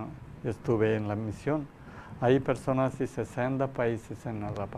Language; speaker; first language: Spanish; non-native, learner; Malayalam